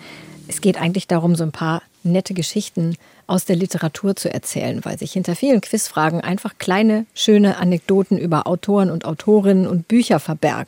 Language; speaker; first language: German; native; German